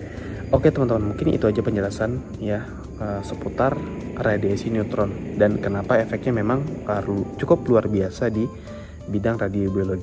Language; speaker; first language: Indonesian; native; Indonesian